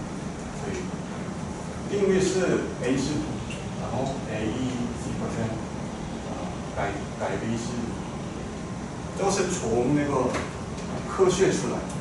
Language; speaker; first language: Chinese; non-native, fluent; Korean